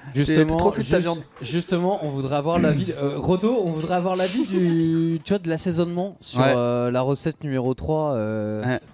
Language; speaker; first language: French; native; French